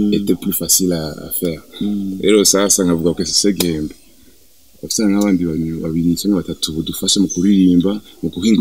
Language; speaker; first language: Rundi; early bilingual, heritage; Rundi